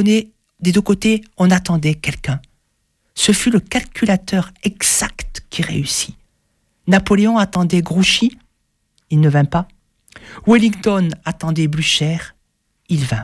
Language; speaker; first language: French; native; French